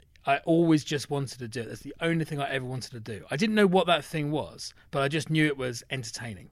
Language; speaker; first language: English; native; English